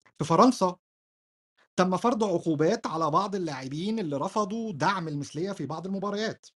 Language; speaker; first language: Arabic; native; Arabic